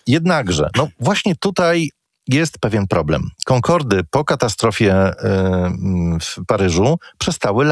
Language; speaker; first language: Polish; native; Polish